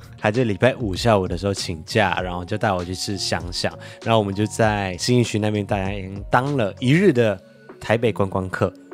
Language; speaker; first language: Chinese; native; Chinese